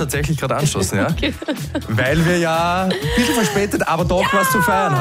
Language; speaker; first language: German; native; German